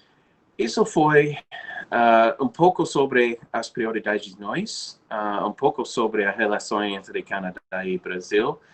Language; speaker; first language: Portuguese; non-native, fluent; English